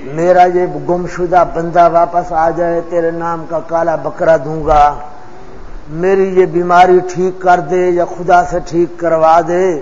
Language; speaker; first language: Urdu; non-native, local second language; Saraiki